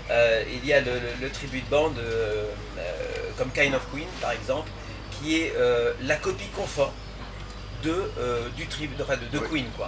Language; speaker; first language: French; native; French